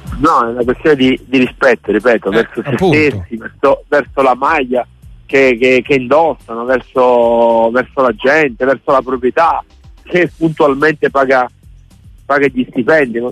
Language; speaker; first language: Italian; native; Italian